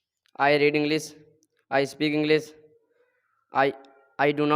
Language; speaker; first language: English; non-native, learner; Hindi